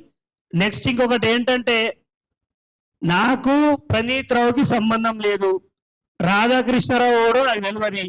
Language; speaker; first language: Telugu; native; Telugu